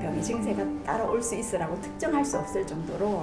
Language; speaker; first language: Korean; native; Korean